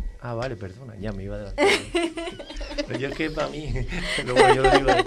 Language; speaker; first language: Spanish; native; Spanish